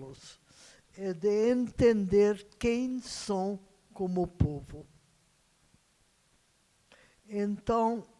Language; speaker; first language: Portuguese; non-native, fluent; Hungarian